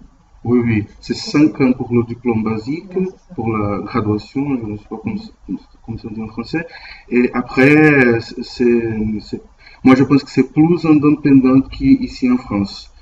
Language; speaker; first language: French; non-native, learner; Portuguese